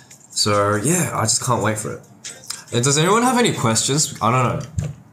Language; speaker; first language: English; native; English